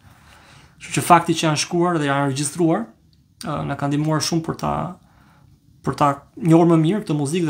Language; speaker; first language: Albanian; native; Albanian